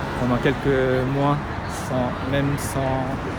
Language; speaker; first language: French; non-native, learner; Japanese